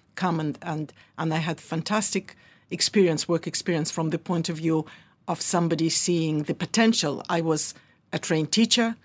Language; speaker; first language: English; early bilingual, other home language; Russian